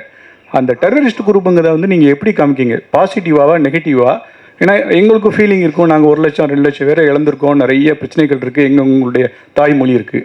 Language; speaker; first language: Tamil; native; Tamil